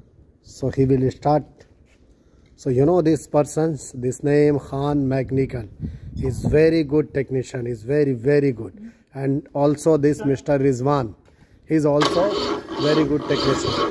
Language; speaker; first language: English; non-native, learner; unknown